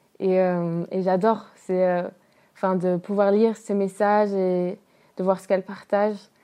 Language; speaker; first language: French; native; French